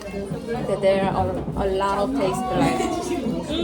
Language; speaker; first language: English; non-native, learner; Korean